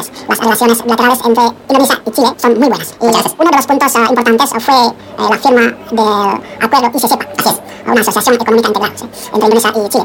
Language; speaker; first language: Spanish; non-native, fluent; Indonesian